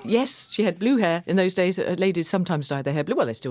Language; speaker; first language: English; native; English